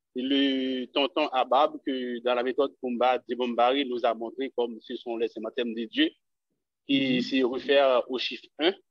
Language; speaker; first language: French; native; French